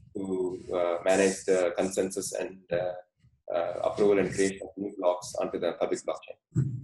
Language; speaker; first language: English; non-native, fluent; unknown